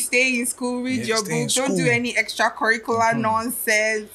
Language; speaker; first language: English; non-native, local second language; Igbo